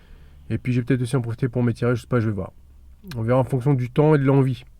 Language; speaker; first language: French; native; French